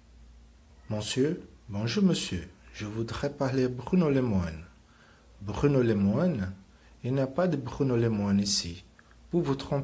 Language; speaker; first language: French; non-native, fluent; Portuguese